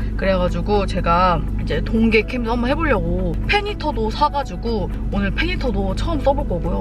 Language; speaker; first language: Korean; native; Korean